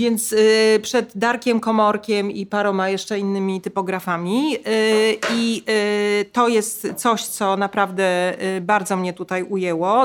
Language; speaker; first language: Polish; native; Polish